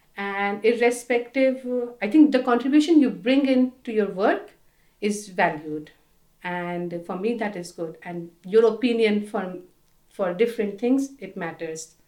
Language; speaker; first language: English; non-native, local second language; Hindi